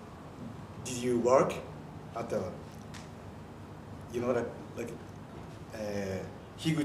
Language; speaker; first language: English; non-native, learner; Japanese